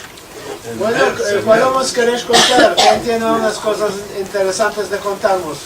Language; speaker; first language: Spanish; early bilingual, heritage; Ladino